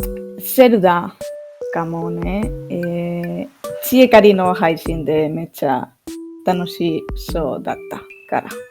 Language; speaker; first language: Japanese; non-native, fluent; English